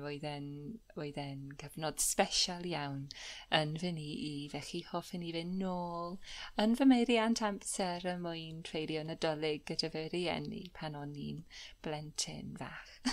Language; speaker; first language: Welsh; non-native, learner; English